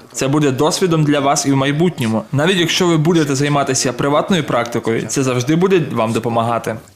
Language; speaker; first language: Ukrainian; non-native, fluent; Georgian